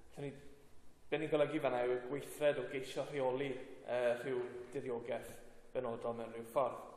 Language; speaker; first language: Welsh; native; Welsh